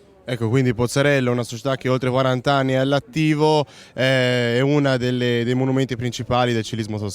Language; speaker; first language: Italian; native; Italian